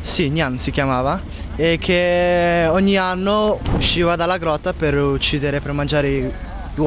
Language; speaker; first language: Italian; early bilingual, other home language; Chinese